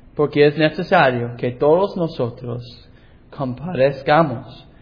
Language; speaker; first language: Spanish; non-native, fluent; English